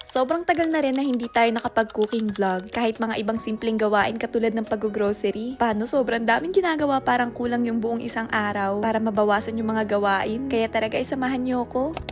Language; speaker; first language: Filipino; native; Filipino